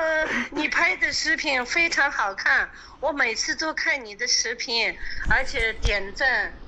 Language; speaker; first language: Chinese; non-native, local second language; Tibetan